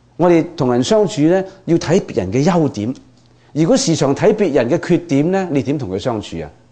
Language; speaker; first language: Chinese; non-native, local second language; Cantonese